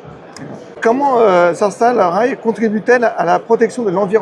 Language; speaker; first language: French; native; French